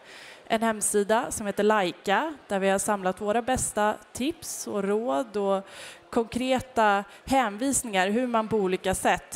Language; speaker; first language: Swedish; native; Swedish